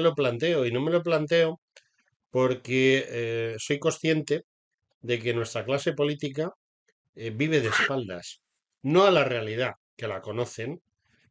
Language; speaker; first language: Spanish; native; Spanish